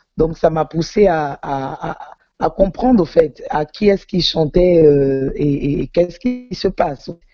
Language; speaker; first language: French; non-native, local second language; Yoruba